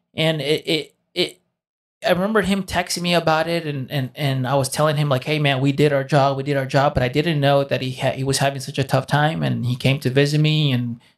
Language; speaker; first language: English; early bilingual, other home language; Spanish